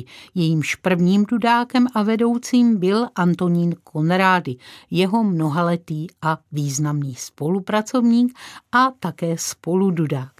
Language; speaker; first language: Czech; native; Czech